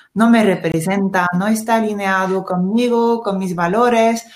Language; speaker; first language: Spanish; non-native, fluent; French